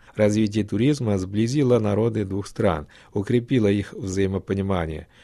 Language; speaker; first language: Russian; non-native, fluent; Chinese